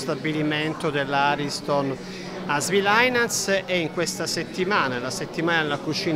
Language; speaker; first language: Italian; native; Italian